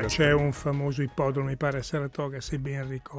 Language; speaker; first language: Italian; native; Italian